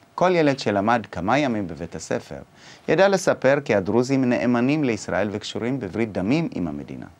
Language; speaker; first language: Hebrew; native; Hebrew